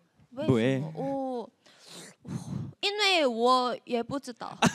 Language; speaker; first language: Chinese; non-native, learner; Korean